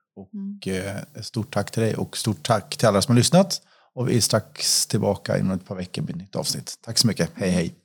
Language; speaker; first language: Swedish; native; Swedish